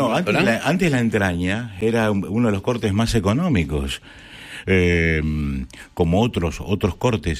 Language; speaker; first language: Spanish; native; Spanish